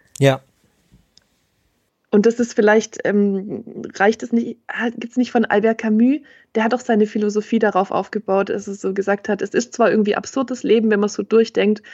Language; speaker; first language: German; native; German